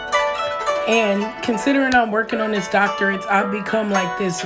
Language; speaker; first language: English; native; English